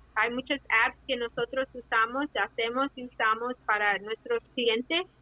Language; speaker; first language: Spanish; early bilingual, heritage; Spanish